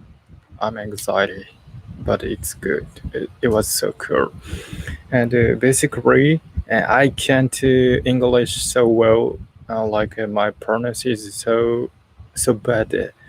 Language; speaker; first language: English; non-native, learner; Japanese